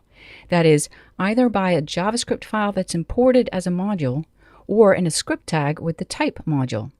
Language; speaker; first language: English; native; English